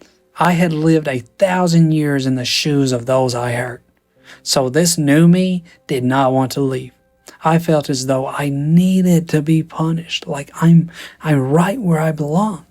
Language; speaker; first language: English; native; English